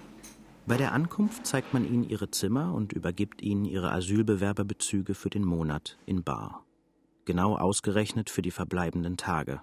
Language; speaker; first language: German; native; German